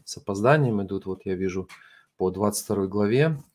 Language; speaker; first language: Russian; non-native, fluent; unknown